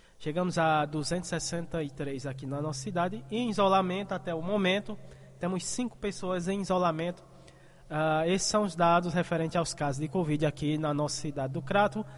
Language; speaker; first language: Portuguese; native; Portuguese